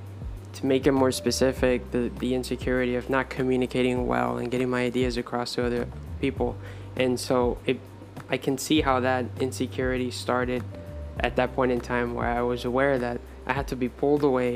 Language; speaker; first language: English; early bilingual, other home language; Spanish